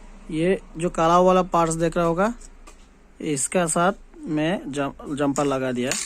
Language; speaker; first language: Hindi; non-native, local second language; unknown